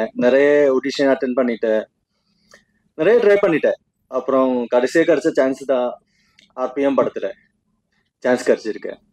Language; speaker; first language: Tamil; non-native, fluent; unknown